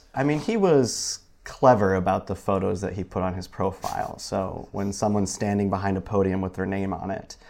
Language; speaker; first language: English; native; English